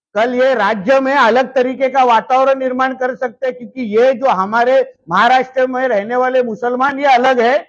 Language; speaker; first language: Hindi; non-native, local second language; Marathi